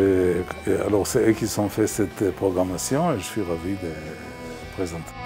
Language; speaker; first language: French; non-native, fluent; Hebrew